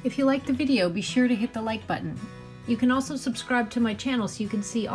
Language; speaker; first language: English; native; English